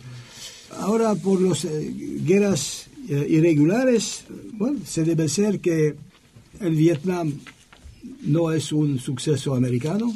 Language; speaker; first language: Spanish; non-native, learner; French